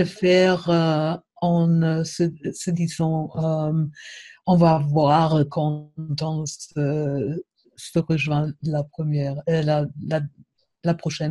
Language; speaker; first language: French; non-native, fluent; German